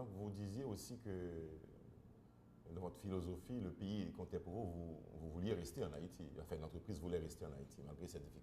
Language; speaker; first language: French; non-native, local second language; Haitian Creole